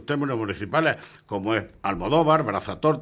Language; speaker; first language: Spanish; native; Spanish